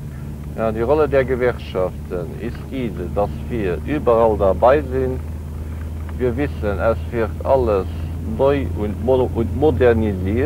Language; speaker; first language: German; non-native, local second language; Luxembourgish